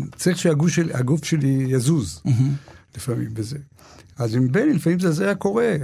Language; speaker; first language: Hebrew; native; Hebrew